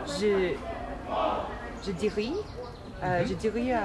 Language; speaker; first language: French; non-native, learner; English